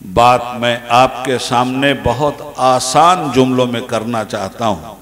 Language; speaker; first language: Urdu; native; Urdu